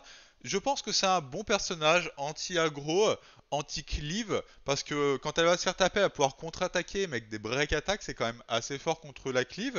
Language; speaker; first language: French; native; French